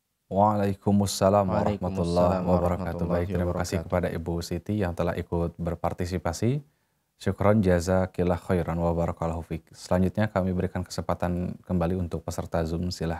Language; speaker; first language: Indonesian; native; Indonesian